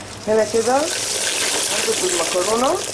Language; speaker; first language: Arabic; native; Arabic